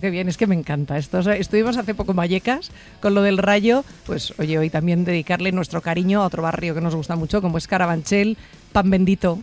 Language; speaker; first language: Spanish; native; Spanish